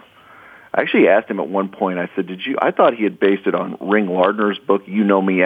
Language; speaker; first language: English; native; English